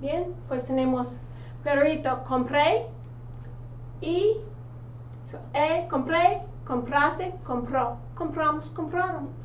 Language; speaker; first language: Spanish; non-native, fluent; English